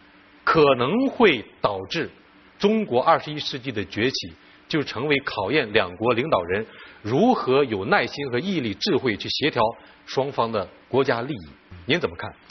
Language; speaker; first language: Chinese; native; Chinese